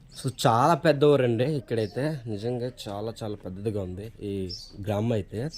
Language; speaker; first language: Telugu; native; Telugu